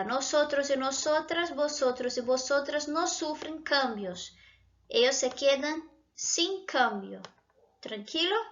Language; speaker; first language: Spanish; non-native, fluent; Portuguese